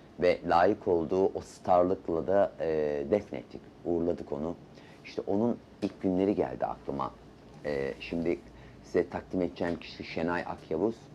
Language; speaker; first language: Turkish; native; Turkish